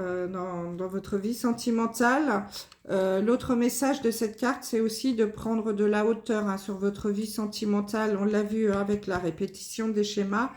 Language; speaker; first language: French; native; French